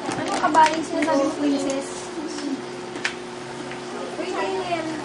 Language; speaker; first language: Filipino; native; Filipino